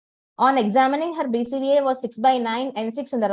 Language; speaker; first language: English; non-native, local second language; Tamil